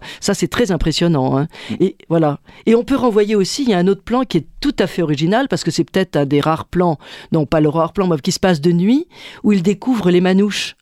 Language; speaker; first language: French; native; French